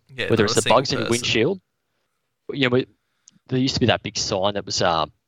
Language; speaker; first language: English; native; English